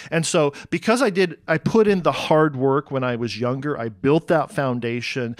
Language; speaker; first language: English; native; English